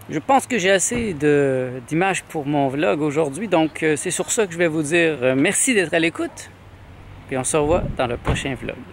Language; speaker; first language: French; native; French